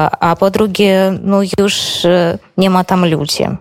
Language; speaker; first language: Polish; non-native, fluent; Belarusian